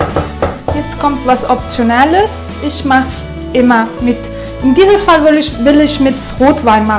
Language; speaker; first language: German; non-native, fluent; Italian